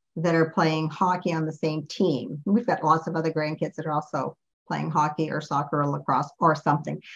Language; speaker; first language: English; native; English